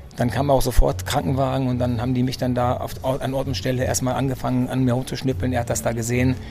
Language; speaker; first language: German; early bilingual, other home language; Greek